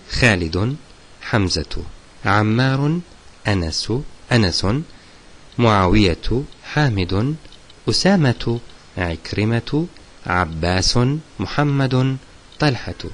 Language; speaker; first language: Arabic; non-native, fluent; Turkish